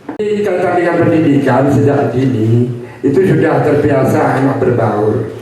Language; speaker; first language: Indonesian; non-native, local second language; Javanese